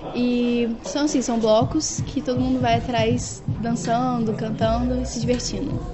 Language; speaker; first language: Portuguese; native; Portuguese